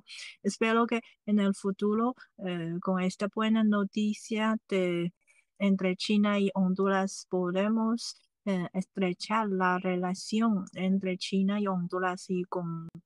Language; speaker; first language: Spanish; non-native, fluent; Chinese